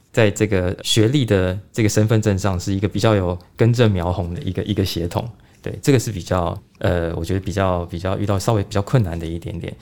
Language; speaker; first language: Chinese; native; Chinese